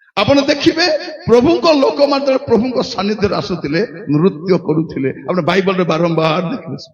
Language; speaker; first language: Odia; non-native, local second language; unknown